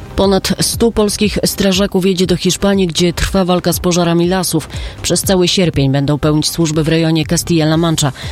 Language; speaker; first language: Polish; native; Polish